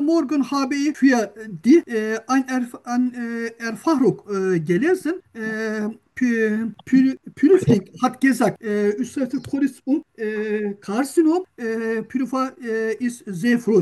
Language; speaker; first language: German; non-native, learner; Turkish